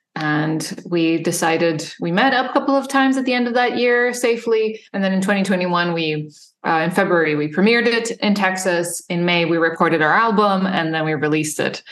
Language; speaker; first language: English; non-native, fluent; Serbian